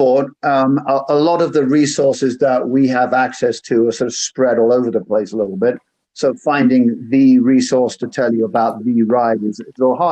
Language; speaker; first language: English; native; English